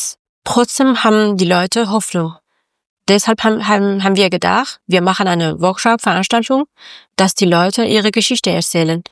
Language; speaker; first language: German; non-native, learner; Persian